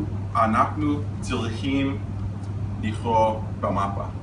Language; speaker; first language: Hebrew; non-native, learner; English